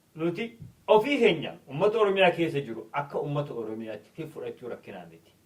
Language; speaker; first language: Oromo; native; Oromo